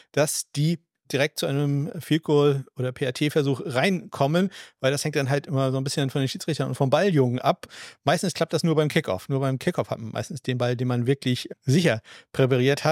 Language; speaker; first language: German; native; German